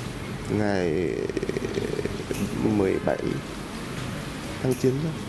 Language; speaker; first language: Vietnamese; non-native, fluent; Japanese